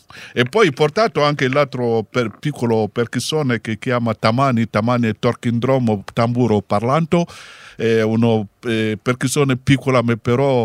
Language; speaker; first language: Italian; non-native, learner; Bambara